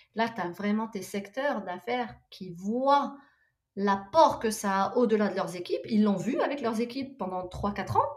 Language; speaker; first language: French; non-native, local second language; Arabic